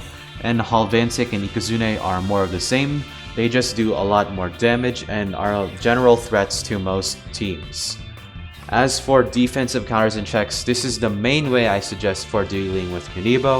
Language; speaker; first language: English; native; English